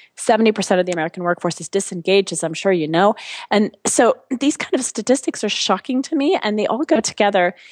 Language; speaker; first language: English; non-native, fluent; French